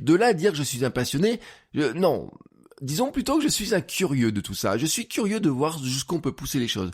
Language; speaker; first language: French; native; French